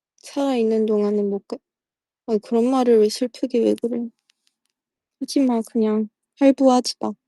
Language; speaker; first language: Korean; native; Korean